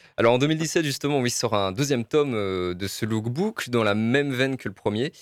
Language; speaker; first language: French; native; French